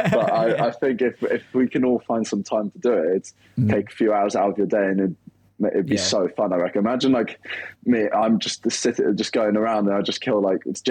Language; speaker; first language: English; native; English